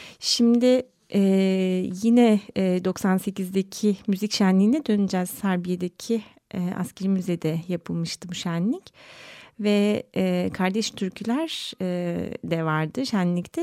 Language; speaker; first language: Turkish; native; Turkish